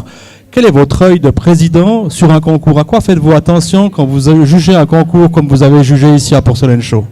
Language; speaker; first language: French; native; French